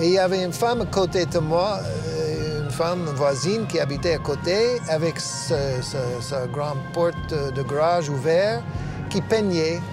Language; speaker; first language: French; non-native, fluent; English